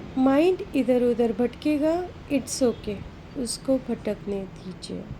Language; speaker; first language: Hindi; non-native, local second language; Marathi